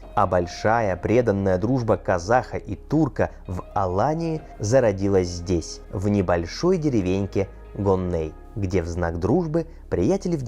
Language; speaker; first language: Russian; native; Russian